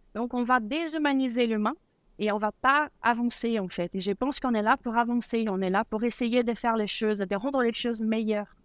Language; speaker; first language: French; non-native, fluent; Portuguese